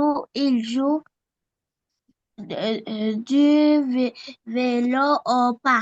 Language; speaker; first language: French; non-native, learner; Arabic